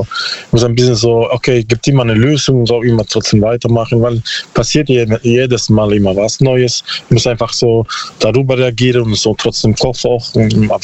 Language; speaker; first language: German; non-native, learner; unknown